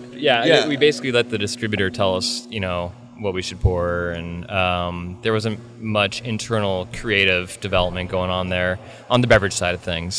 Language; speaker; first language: English; native; English